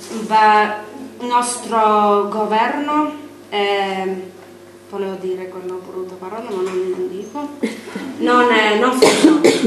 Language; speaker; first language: Italian; non-native, learner; Armenian